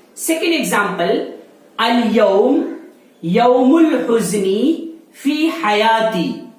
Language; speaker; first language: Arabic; non-native, fluent; Malayalam